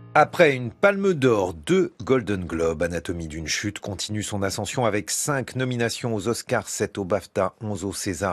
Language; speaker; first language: French; native; French